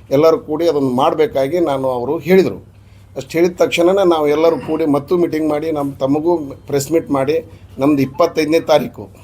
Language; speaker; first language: Kannada; non-native, local second language; Urdu